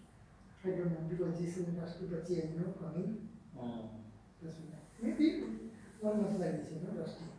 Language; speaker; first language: English; non-native, learner; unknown